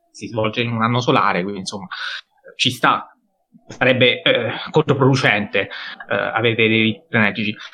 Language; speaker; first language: Italian; native; Italian